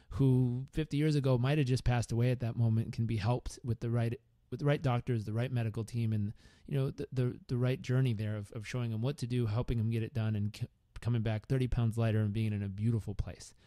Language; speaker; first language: English; native; English